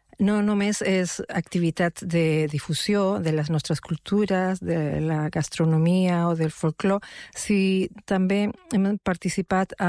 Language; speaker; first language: Catalan; non-native, fluent; Spanish